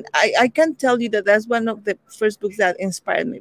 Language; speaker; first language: English; non-native, fluent; Spanish